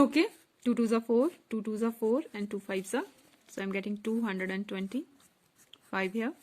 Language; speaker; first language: English; non-native, local second language; Hindi